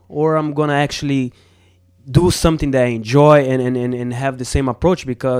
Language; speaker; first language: English; non-native, fluent; Portuguese